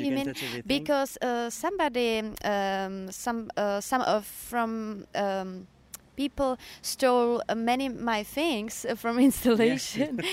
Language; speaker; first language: English; non-native, learner; Czech